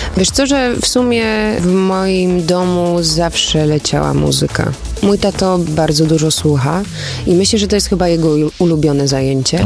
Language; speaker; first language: Polish; early bilingual, heritage; Polish